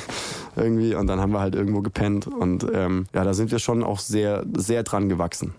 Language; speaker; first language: German; native; German